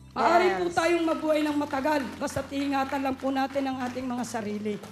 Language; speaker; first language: Filipino; native; Filipino